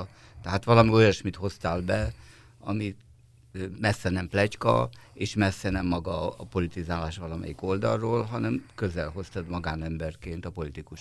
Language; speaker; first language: Hungarian; native; Hungarian